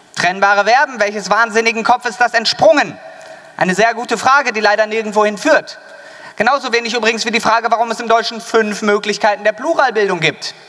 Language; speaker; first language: German; native; German